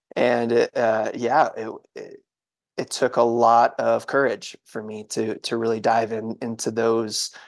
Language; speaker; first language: English; native; English